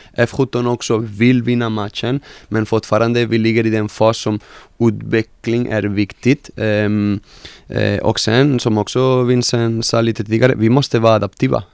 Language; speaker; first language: Swedish; non-native, fluent; Spanish